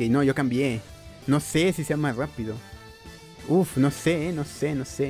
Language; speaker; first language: Spanish; native; Spanish